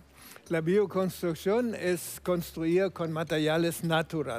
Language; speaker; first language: Spanish; non-native, fluent; German